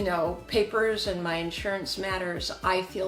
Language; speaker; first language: English; native; English